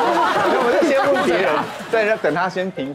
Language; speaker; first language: Chinese; native; Chinese